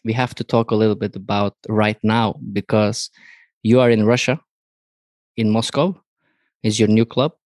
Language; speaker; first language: English; non-native, fluent; Norwegian